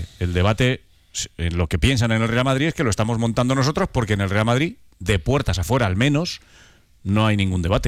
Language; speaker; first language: Spanish; native; Spanish